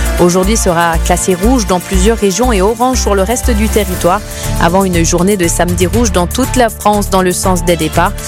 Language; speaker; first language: French; native; French